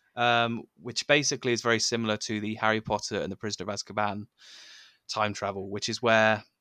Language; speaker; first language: English; native; English